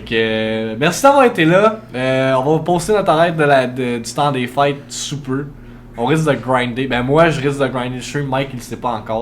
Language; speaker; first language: French; native; French